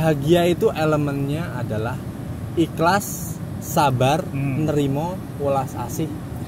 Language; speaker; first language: Indonesian; non-native, fluent; German